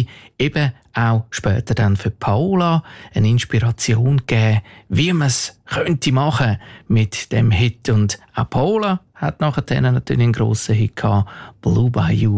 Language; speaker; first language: German; native; German